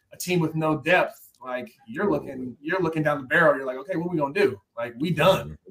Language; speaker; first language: English; native; English